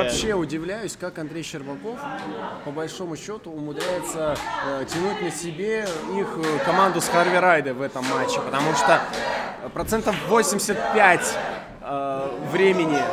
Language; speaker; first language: Russian; native; Russian